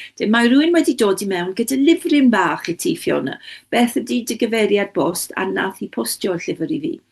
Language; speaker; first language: Welsh; non-native, local second language; English